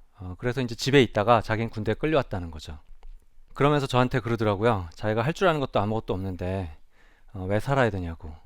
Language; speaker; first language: Korean; native; Korean